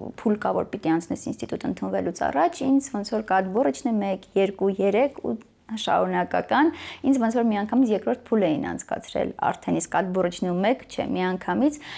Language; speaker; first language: Armenian; native; Armenian